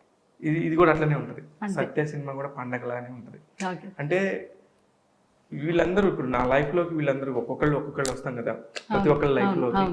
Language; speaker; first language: Telugu; native; Telugu